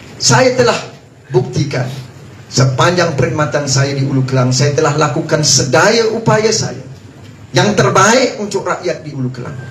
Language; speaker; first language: Malay; native; Malay